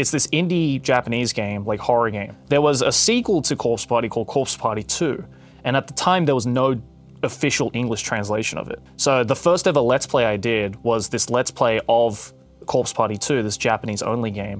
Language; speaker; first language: English; non-native, local second language; Japanese